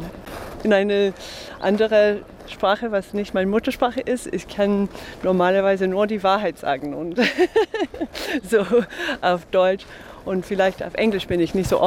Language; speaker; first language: German; non-native, fluent; English